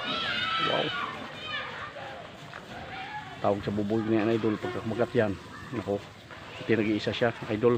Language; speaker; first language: Filipino; native; Filipino